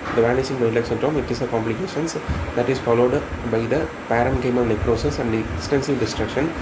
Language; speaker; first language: English; non-native, local second language; Tamil